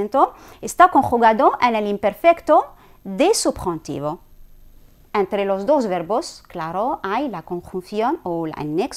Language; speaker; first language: Spanish; non-native, fluent; Arabic